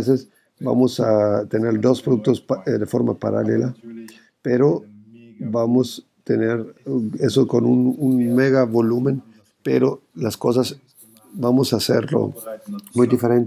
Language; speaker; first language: Spanish; non-native, fluent; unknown